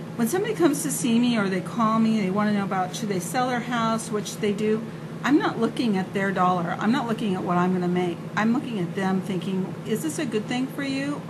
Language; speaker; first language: English; native; English